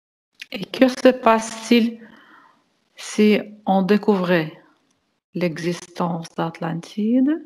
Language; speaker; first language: French; non-native, fluent; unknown